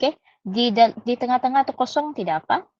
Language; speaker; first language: Malay; native; Malay